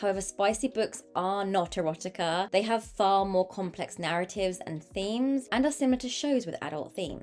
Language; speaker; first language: English; native; English